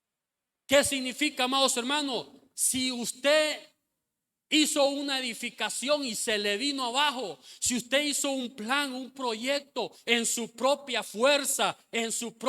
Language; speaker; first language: Spanish; native; Spanish